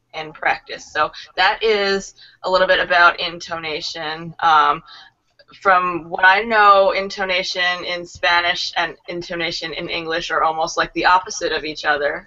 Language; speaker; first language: English; native; English